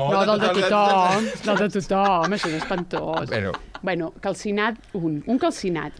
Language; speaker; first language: Catalan; native; Catalan